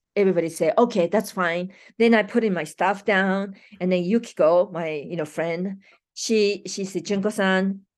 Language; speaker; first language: English; non-native, fluent; Japanese